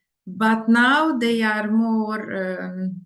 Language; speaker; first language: English; non-native, fluent; Indonesian